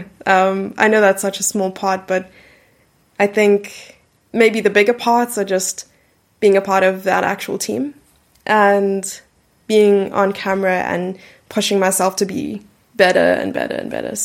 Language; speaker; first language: English; native; English